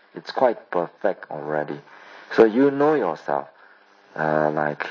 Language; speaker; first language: English; non-native, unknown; Burmese